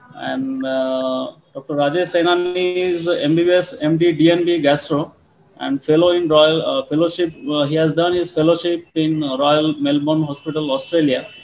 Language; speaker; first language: English; non-native, local second language; Marathi